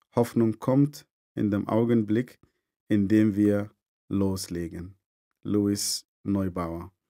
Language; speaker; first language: German; non-native, fluent; Arabic